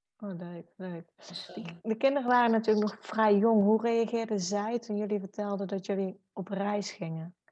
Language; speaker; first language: Dutch; native; Dutch